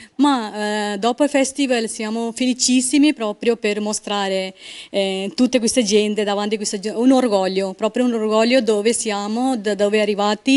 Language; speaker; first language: Italian; non-native, learner; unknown